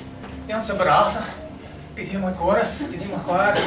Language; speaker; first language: Russian; non-native, fluent; English